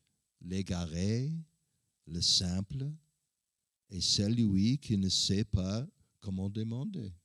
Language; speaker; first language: French; non-native, learner; English